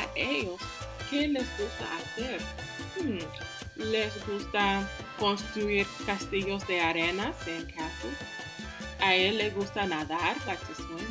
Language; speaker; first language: Spanish; non-native, fluent; English